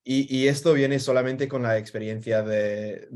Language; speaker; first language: Spanish; non-native, fluent; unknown